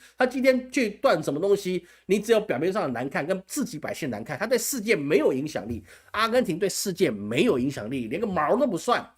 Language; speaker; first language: Chinese; native; Chinese